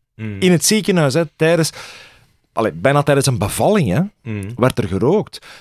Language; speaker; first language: Dutch; native; Dutch